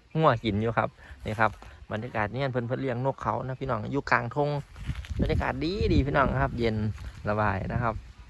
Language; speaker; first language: Thai; native; Thai